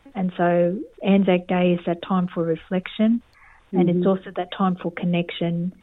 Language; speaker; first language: English; native; English